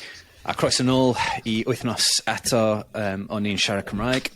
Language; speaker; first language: Welsh; non-native, local second language; English